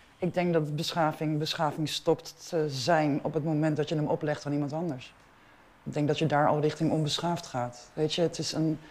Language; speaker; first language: Dutch; non-native, local second language; Papiamento